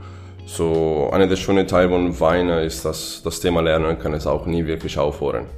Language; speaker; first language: German; non-native, fluent; Italian